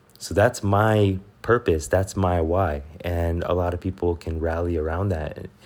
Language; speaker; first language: English; early bilingual, other home language; Spanish